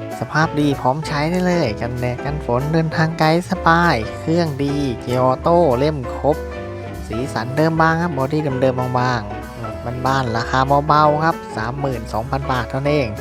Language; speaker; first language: Thai; native; Thai